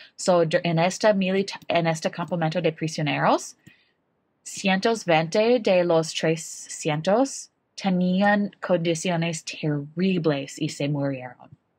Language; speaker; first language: Spanish; non-native, learner; English